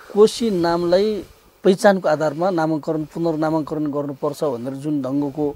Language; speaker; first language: Nepali; native; Nepali